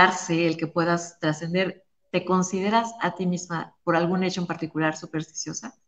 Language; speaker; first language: Spanish; native; Spanish